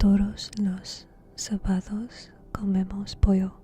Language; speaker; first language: Spanish; non-native, learner; English